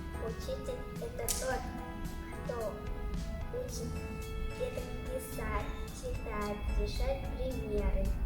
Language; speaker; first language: Russian; non-native, local second language; Kazakh